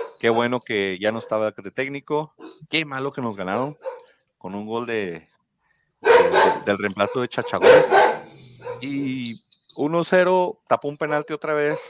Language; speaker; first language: Spanish; native; Spanish